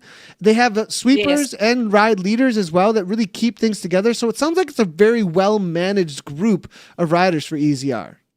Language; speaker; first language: English; native; English